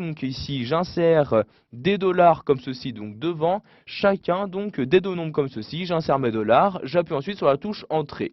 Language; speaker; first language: French; native; French